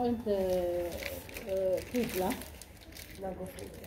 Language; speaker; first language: Swedish; early bilingual, other home language; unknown